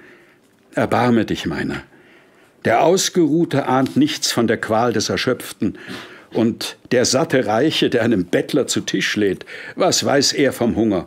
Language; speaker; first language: German; native; German